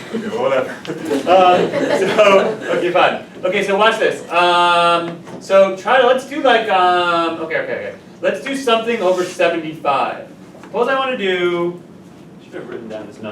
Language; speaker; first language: English; native; English